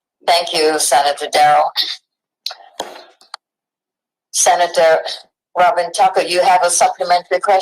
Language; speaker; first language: English; native; English